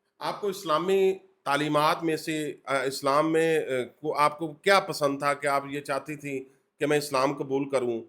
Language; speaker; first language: Urdu; non-native, local second language; Punjabi